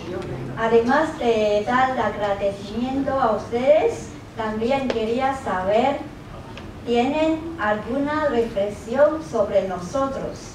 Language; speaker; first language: Spanish; non-native, learner; Chinese